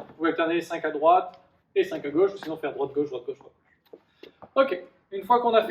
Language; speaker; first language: French; native; French